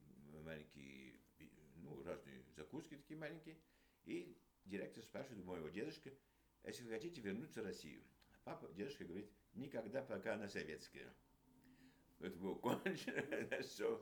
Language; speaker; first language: Russian; early bilingual, heritage; Russian